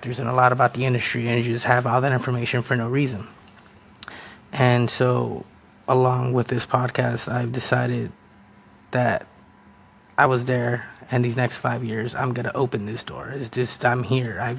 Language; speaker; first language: English; early bilingual, other home language; Spanish